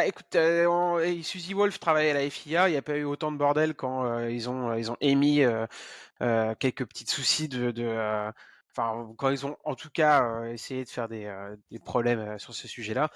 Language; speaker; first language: French; native; French